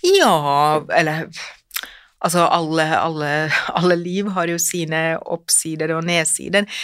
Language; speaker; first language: Norwegian; non-native, fluent; Finnish